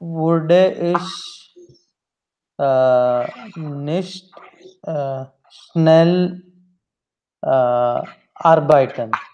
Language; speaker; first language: German; non-native, learner; Hindi